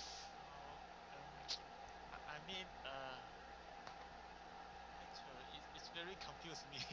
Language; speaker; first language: English; non-native, learner; Chinese